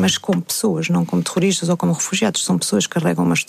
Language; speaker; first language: Portuguese; native; Portuguese